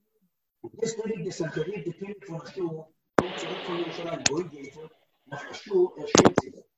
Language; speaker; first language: German; non-native, learner; Hebrew